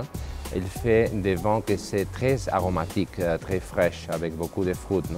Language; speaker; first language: French; non-native, fluent; Spanish